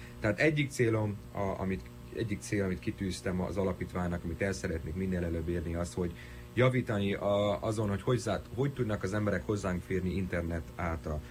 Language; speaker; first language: Hungarian; early bilingual, heritage; Hungarian